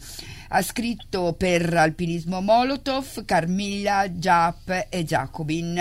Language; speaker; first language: Italian; native; Italian